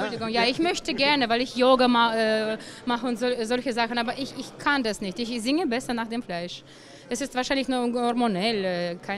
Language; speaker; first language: German; non-native, fluent; Russian